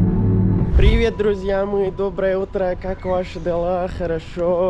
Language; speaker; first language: Russian; non-native, learner; Urdu